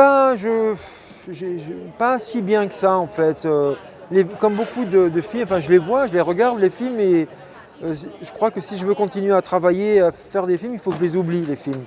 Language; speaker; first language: French; non-native, local second language; Arabic